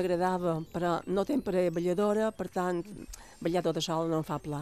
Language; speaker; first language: Catalan; native; Catalan